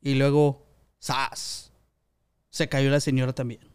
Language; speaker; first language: Spanish; early bilingual, other home language; English